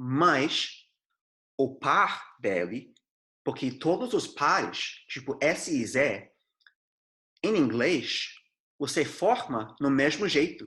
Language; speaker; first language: Portuguese; non-native, fluent; English